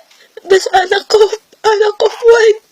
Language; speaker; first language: Arabic; non-native, learner; Filipino